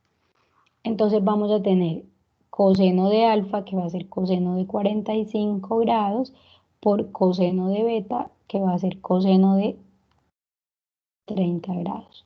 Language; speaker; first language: Spanish; native; Spanish